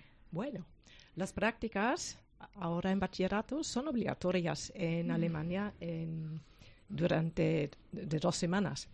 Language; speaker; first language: Spanish; non-native, fluent; German